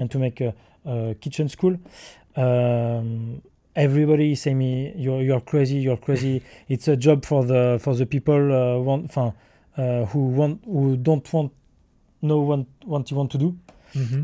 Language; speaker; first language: English; non-native, learner; French